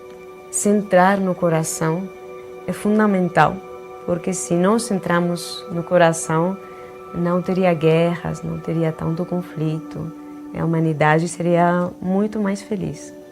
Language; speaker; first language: Portuguese; non-native, fluent; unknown